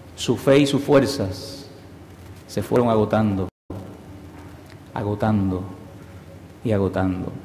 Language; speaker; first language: Spanish; native; Spanish